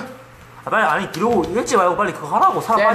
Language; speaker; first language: Korean; native; Korean